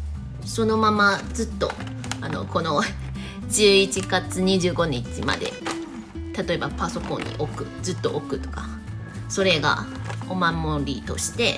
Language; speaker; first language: Japanese; non-native, fluent; Chinese